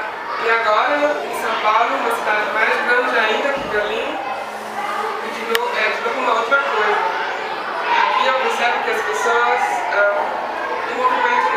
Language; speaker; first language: Portuguese; non-native, fluent; Swiss German